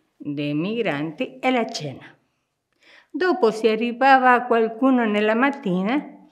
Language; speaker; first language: Italian; non-native, fluent; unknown